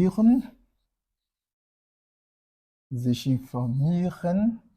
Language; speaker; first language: German; non-native, fluent; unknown